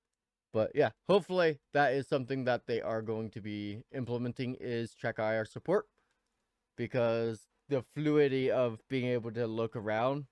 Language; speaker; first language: English; native; English